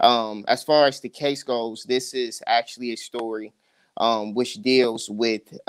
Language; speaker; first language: English; native; English